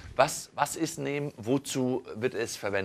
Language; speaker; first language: German; native; German